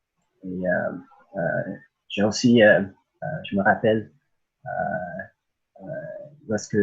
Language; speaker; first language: French; early bilingual, other home language; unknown